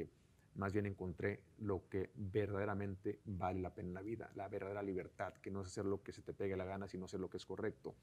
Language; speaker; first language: Spanish; native; Spanish